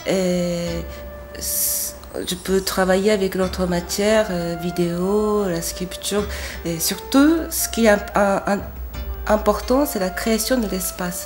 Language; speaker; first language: French; non-native, fluent; Japanese